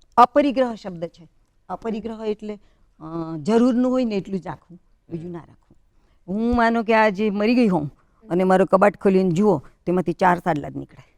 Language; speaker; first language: Gujarati; native; Gujarati